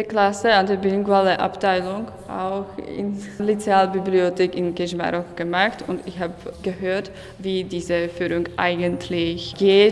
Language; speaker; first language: German; non-native, fluent; Slovak